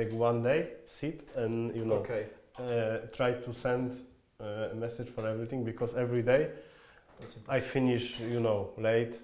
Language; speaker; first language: English; non-native, fluent; Polish